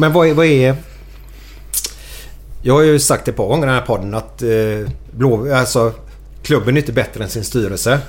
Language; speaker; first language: Swedish; native; Swedish